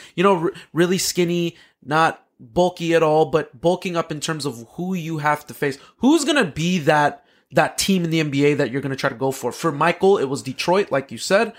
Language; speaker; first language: English; early bilingual, other home language; Filipino